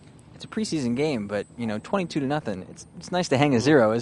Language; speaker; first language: English; native; English